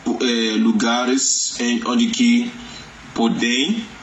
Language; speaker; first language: Portuguese; non-native, learner; Yoruba